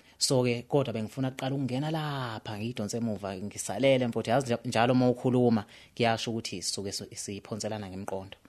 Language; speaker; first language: Zulu; native; Zulu